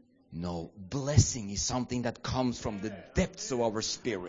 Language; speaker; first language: English; non-native, fluent; Swedish